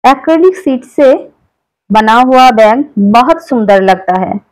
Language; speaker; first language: Hindi; non-native, local second language; Bangla